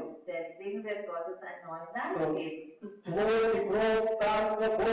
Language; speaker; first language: German; non-native, fluent; Russian